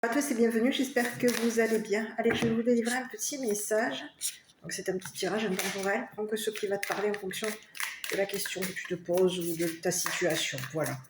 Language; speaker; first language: French; native; French